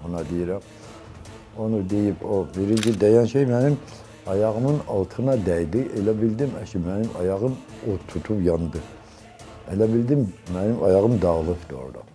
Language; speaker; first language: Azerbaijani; non-native, local second language; Avaric